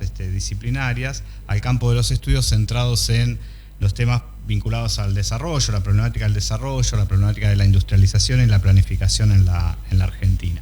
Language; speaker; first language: Spanish; native; Spanish